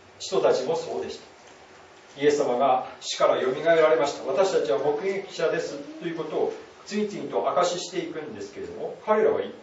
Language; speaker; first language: Japanese; native; Japanese